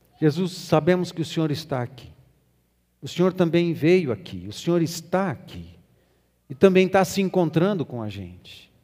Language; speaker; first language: Portuguese; native; Portuguese